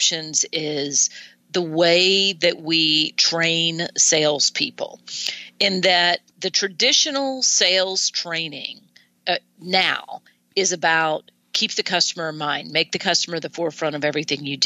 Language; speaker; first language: English; native; English